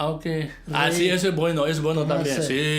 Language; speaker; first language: Spanish; non-native, learner; Tibetan